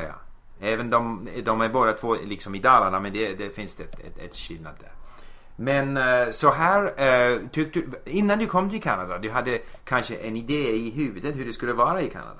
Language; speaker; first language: Swedish; non-native, fluent; English